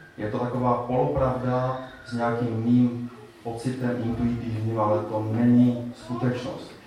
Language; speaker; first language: Czech; native; Czech